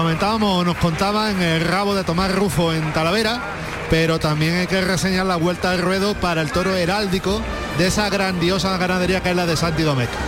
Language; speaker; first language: Spanish; native; Spanish